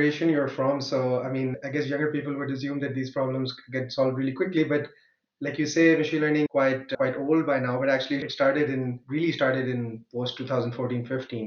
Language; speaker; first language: English; non-native, local second language; Urdu